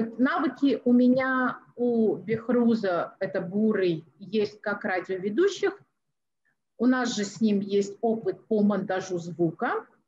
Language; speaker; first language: Russian; non-native, local second language; Tajik